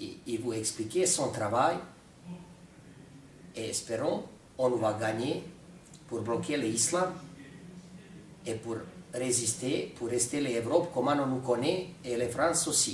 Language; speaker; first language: French; non-native, fluent; Serbian